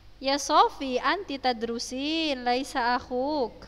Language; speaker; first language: Arabic; non-native, fluent; Indonesian